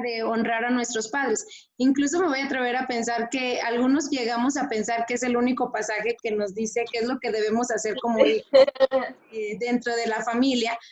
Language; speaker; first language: Spanish; native; Spanish